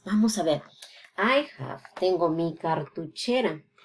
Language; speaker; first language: Spanish; non-native, fluent; English